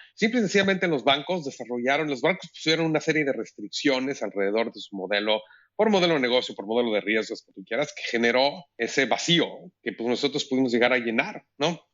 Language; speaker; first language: Spanish; native; Spanish